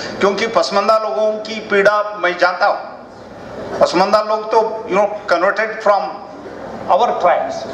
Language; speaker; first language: Hindi; non-native, local second language; Kannada